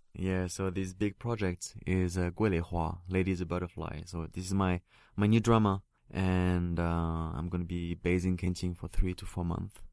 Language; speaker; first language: English; non-native, fluent; French